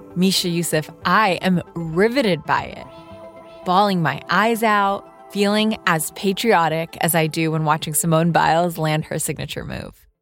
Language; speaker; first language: English; early bilingual, other home language; Urdu